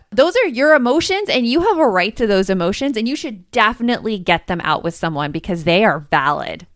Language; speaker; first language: English; native; English